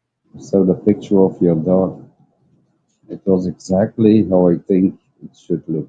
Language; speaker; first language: English; non-native, learner; Dutch